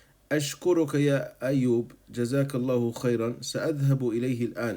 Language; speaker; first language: Arabic; non-native, fluent; English